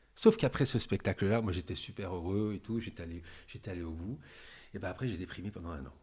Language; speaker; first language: French; native; French